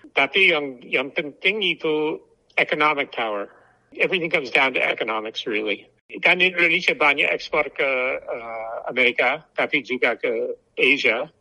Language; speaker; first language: Indonesian; non-native, fluent; English